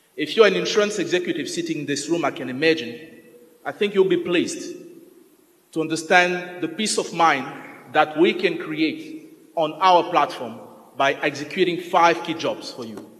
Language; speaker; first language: English; non-native, fluent; French